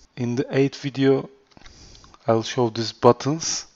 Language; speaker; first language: English; non-native, learner; Turkish